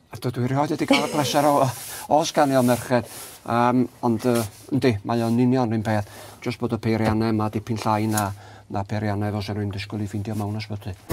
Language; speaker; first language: Welsh; native; Welsh